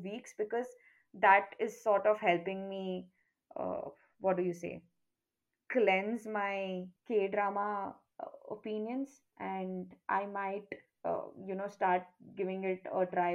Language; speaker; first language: English; non-native, local second language; Kannada